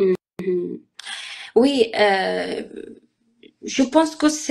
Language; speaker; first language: French; non-native, learner; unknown